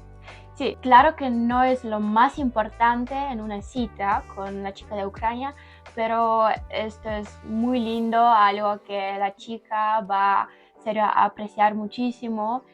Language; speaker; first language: Spanish; non-native, learner; Ukrainian